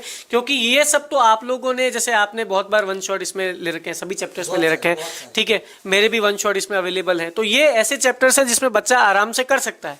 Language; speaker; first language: Hindi; native; Hindi